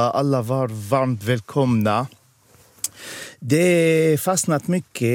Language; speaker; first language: Swedish; non-native, learner; Arabic